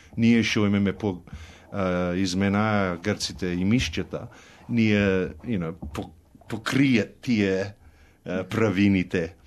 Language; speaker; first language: Macedonian; early bilingual, heritage; Macedonian